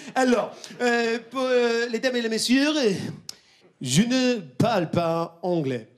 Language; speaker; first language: French; non-native, fluent; English